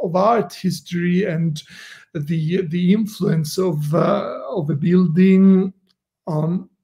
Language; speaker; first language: English; non-native, fluent; Italian